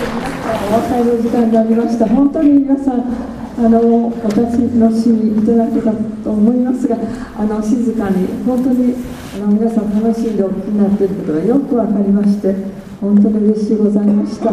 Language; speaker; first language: Japanese; native; Japanese